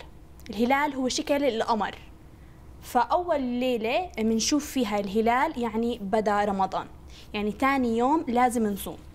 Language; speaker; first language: Arabic; native; Arabic